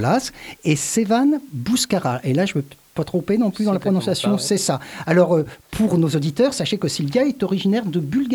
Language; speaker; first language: French; native; French